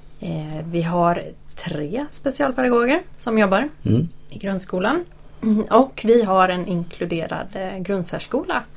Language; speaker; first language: Swedish; native; Swedish